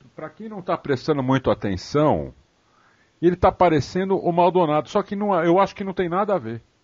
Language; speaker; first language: Portuguese; native; Portuguese